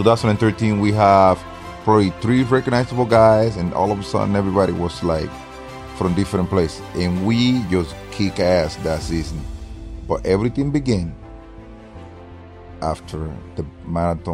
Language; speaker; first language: English; non-native, fluent; Spanish